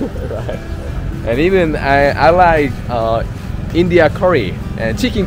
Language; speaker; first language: English; non-native, learner; Korean